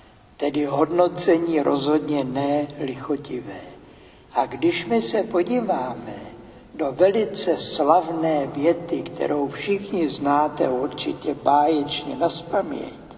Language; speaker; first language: Czech; native; Czech